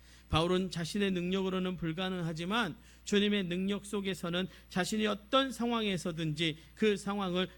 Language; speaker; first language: Korean; native; Korean